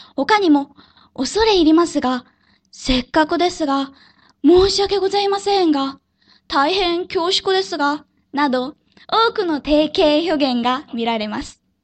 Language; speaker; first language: Japanese; non-native, fluent; Korean